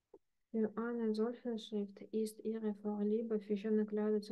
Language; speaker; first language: German; non-native, fluent; Russian